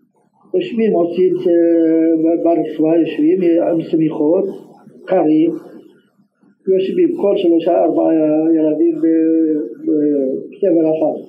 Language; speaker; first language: Hebrew; non-native, fluent; Arabic